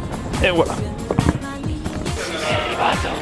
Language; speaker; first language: Italian; native; Italian